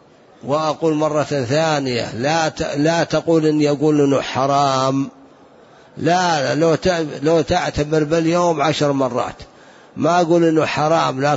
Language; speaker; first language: Arabic; native; Arabic